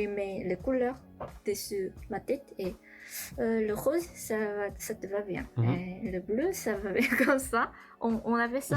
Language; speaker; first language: French; non-native, learner; Korean